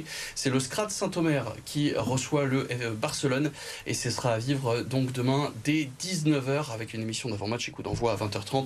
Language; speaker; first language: French; native; French